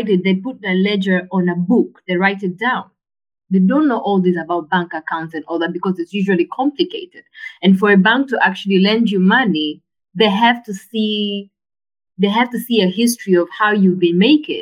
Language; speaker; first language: English; non-native, local second language; Swahili